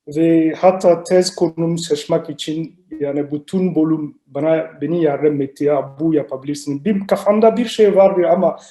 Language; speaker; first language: Turkish; non-native, learner; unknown